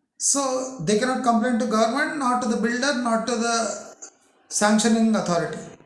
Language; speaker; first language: English; non-native, local second language; Telugu